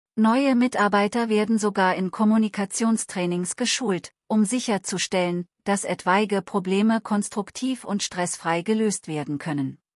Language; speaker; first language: German; non-native, learner; Telugu